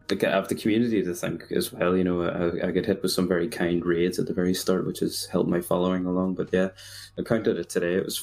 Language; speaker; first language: English; native; English